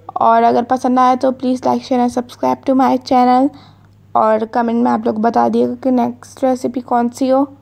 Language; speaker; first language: Urdu; native; Urdu